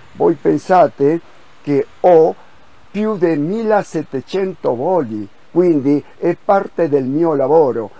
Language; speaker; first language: Italian; non-native, fluent; Spanish